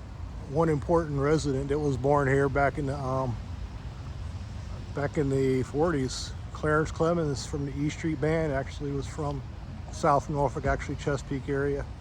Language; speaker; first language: English; native; English